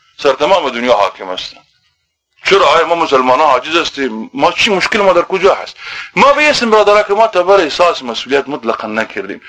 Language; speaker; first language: Persian; native; Persian